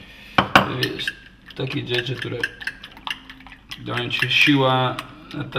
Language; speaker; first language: Polish; non-native, learner; Italian